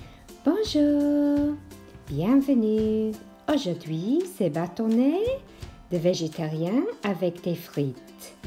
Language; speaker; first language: French; non-native, fluent; English